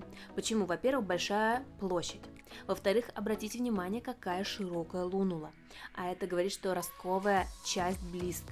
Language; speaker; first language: Russian; native; Russian